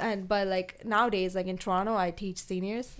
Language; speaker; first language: English; non-native, local second language; Tamil